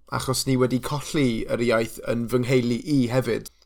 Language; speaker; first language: Welsh; non-native, local second language; English